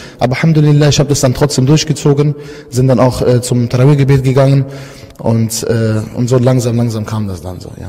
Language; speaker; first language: German; early bilingual, other home language; Italian